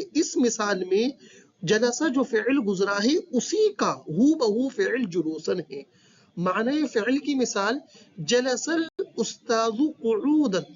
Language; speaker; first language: Urdu; native; Urdu